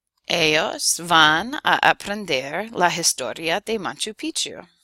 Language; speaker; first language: Spanish; non-native, fluent; English